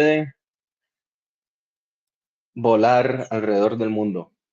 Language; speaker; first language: Spanish; non-native, learner; English